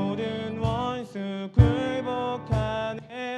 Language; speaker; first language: Korean; native; Korean